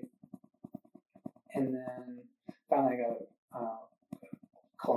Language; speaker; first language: English; native; English